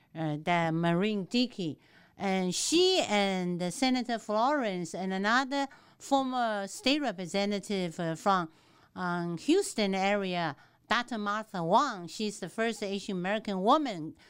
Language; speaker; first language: English; non-native, fluent; Chinese